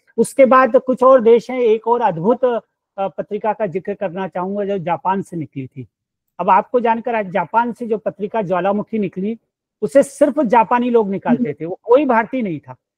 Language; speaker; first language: Hindi; native; Hindi